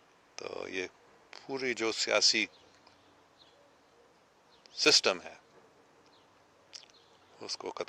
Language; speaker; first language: Hindi; non-native, fluent; English